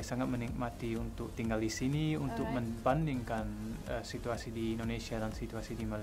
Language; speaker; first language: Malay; non-native, fluent; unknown